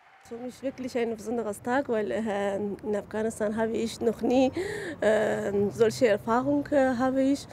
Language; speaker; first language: German; non-native, learner; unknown